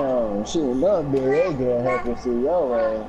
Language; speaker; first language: English; native; English